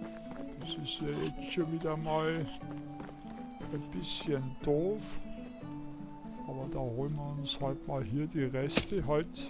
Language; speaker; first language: German; native; German